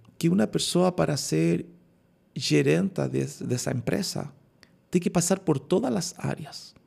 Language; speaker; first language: Portuguese; non-native, fluent; Spanish